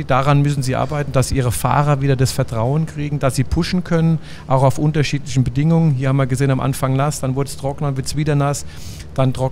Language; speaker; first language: German; native; German